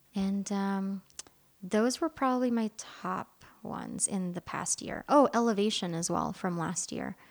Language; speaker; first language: English; non-native, local second language; Filipino